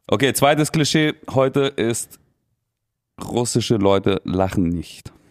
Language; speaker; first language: German; early bilingual, other home language; Russian